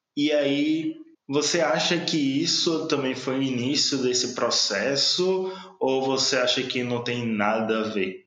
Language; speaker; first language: Portuguese; native; Portuguese